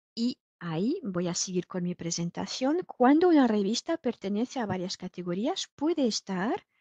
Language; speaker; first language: Spanish; non-native, fluent; French